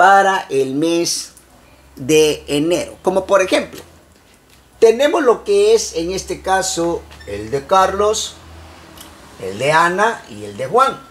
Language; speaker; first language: Spanish; native; Spanish